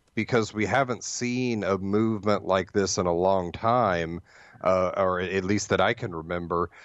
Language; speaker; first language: English; native; English